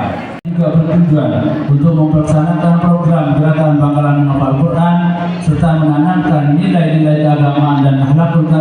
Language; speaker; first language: Indonesian; native; Indonesian